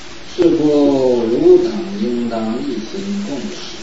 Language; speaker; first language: Chinese; native; Chinese